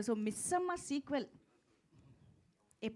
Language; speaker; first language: Telugu; native; Telugu